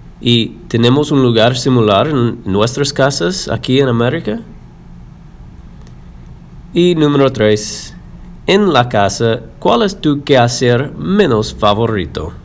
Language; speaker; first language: Spanish; non-native, fluent; English